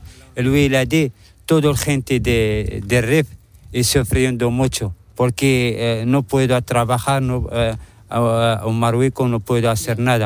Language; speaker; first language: Spanish; non-native, learner; Arabic